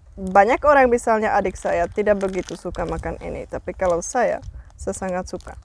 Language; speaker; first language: Indonesian; non-native, fluent; Czech